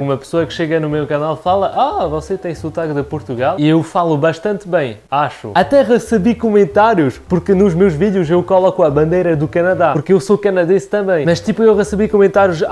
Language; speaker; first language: Portuguese; early bilingual, other home language; French